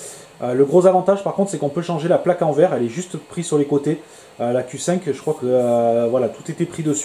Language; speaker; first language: French; native; French